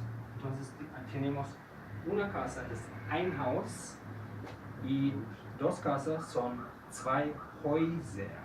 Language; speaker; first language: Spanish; non-native, fluent; German